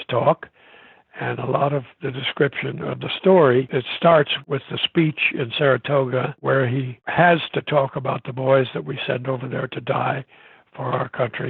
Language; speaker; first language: English; native; English